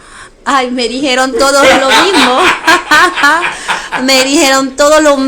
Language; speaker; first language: Spanish; non-native, fluent; Haitian Creole